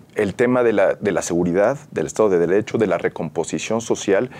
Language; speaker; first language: Spanish; native; Spanish